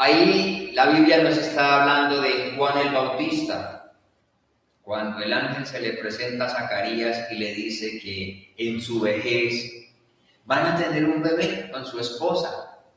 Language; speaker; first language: Spanish; native; Spanish